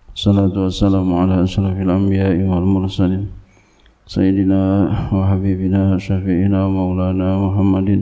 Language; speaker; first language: Arabic; non-native, fluent; Indonesian